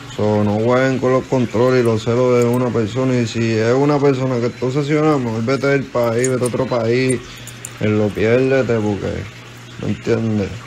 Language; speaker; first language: Spanish; native; Spanish